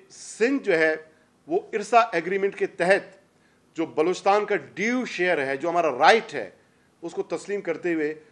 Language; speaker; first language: Urdu; non-native, local second language; Baluchi